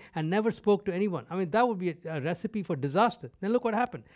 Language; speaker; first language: English; non-native, local second language; Tamil